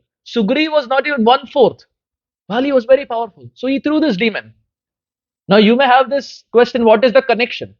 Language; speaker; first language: English; non-native, local second language; Hindi